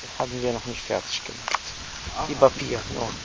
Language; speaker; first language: German; non-native, learner; Arabic